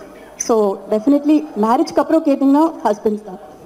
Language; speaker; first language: Tamil; non-native, fluent; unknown